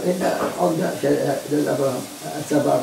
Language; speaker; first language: Hebrew; non-native, learner; Arabic